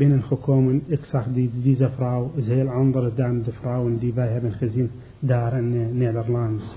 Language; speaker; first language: Dutch; non-native, learner; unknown